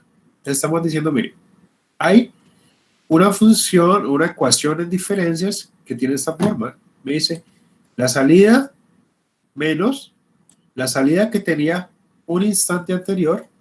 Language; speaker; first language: Spanish; native; Spanish